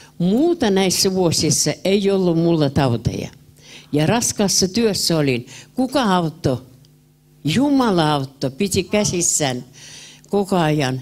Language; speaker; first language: Finnish; early bilingual, heritage; Finnish